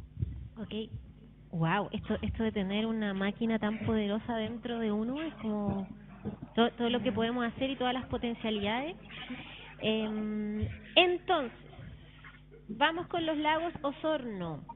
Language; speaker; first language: Spanish; native; Spanish